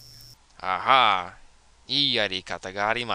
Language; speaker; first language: Japanese; non-native, learner; English